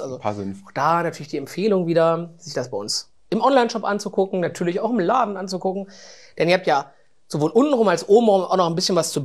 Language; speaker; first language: German; native; German